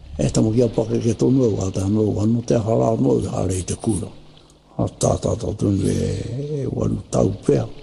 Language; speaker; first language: Māori; native; Māori